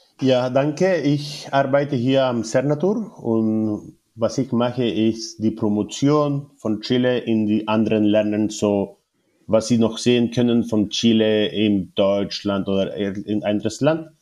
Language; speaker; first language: German; non-native, learner; Spanish